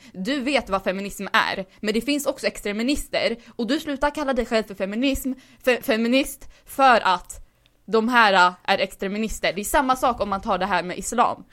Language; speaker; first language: Swedish; early bilingual, other home language; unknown